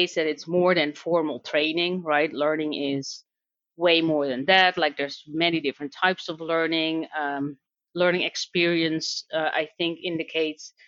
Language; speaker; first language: English; non-native, fluent; Dutch